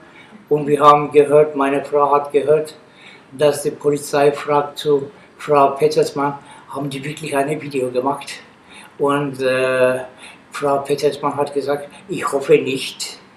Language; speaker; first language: German; non-native, learner; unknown